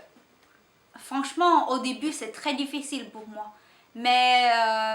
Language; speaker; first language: French; non-native, learner; Chinese